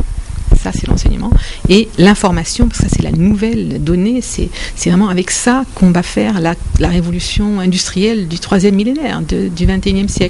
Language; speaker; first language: French; native; French